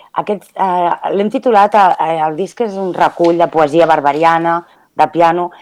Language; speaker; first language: Catalan; early bilingual, other home language; Spanish